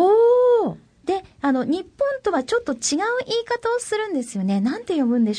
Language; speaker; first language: Japanese; native; Japanese